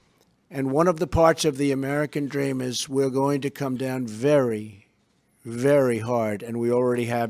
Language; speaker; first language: English; native; English